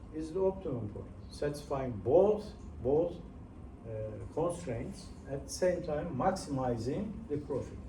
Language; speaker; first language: English; non-native, fluent; Turkish